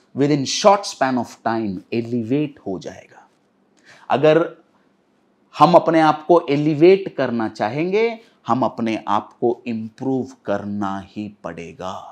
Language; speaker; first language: Hindi; non-native, local second language; Telugu